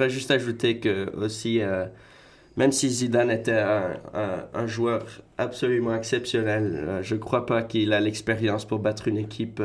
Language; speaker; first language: French; native; French